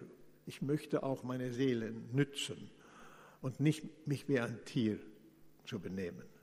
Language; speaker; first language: German; non-native, fluent; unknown